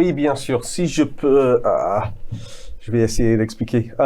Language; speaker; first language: French; non-native, fluent; English